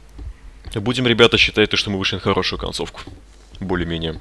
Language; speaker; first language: Russian; native; Russian